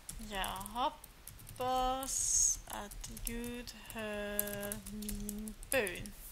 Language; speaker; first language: Swedish; non-native, learner; German